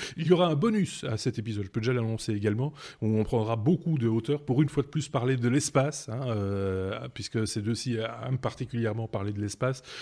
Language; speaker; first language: French; native; French